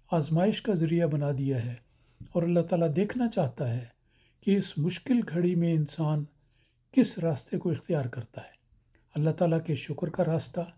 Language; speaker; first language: Urdu; native; Urdu